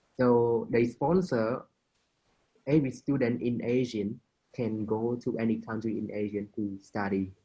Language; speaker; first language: English; non-native, fluent; Khmer